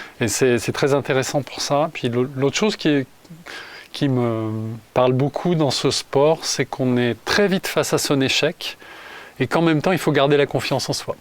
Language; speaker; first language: French; native; French